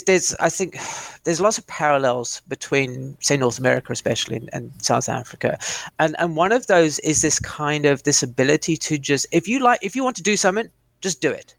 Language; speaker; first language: English; native; English